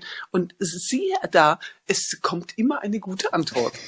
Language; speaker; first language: German; native; German